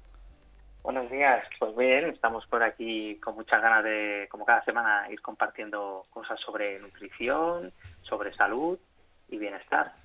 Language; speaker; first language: Spanish; native; Spanish